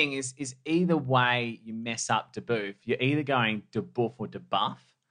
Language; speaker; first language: English; native; English